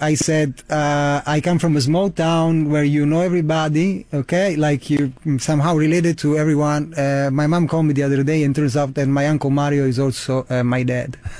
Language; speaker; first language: English; non-native, fluent; Italian